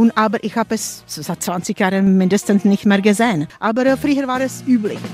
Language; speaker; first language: German; non-native, fluent; Czech